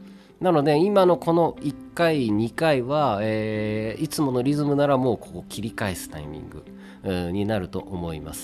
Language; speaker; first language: Japanese; native; Japanese